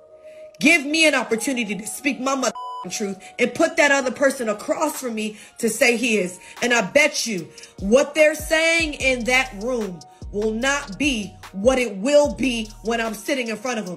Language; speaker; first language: English; native; English